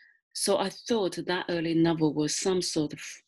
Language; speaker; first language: English; non-native, fluent; Chinese